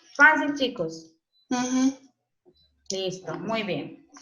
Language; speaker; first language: Spanish; native; Spanish